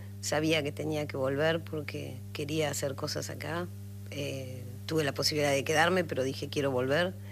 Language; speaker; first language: Spanish; native; Spanish